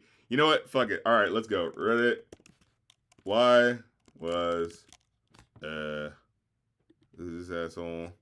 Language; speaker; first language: English; native; English